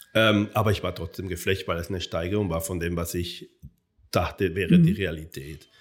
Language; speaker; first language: German; non-native, fluent; Spanish